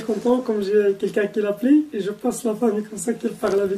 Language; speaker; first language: French; non-native, learner; Arabic